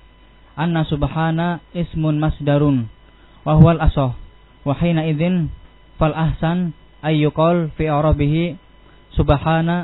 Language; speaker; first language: Arabic; non-native, learner; Indonesian